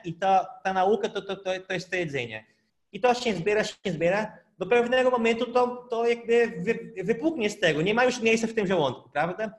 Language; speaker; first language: Polish; non-native, fluent; Portuguese